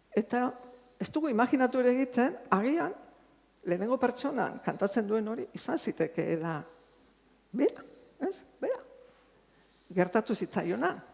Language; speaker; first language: Basque; native; Basque